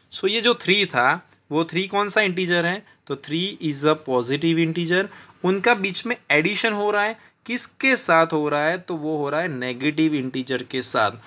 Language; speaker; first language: Hindi; non-native, local second language; Gujarati